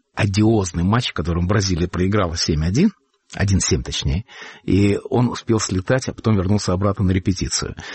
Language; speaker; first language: Russian; native; Russian